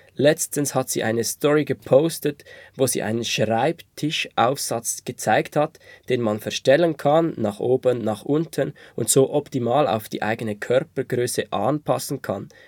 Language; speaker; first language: German; native; German